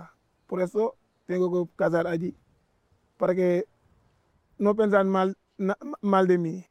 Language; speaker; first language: Spanish; non-native, learner; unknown